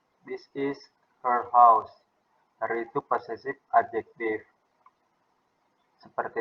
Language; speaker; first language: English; non-native, fluent; Indonesian